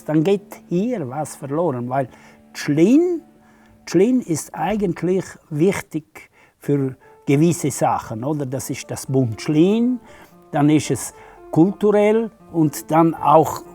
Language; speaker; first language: German; non-native, local second language; Romansh